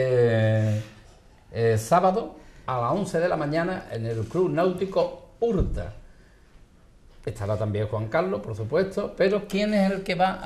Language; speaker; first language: Spanish; native; Spanish